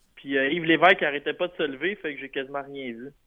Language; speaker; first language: French; native; French